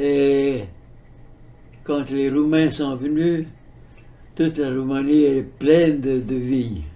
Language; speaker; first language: French; early bilingual, heritage; French